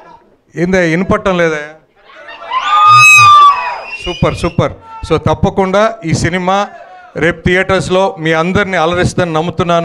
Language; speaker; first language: Telugu; native; Telugu